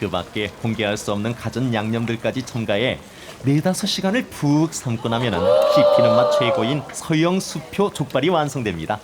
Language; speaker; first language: Korean; native; Korean